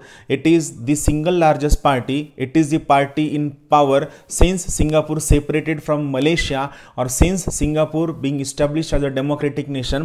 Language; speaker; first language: English; non-native, local second language; Marathi